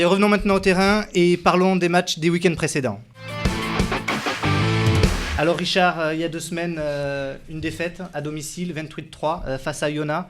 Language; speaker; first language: French; native; French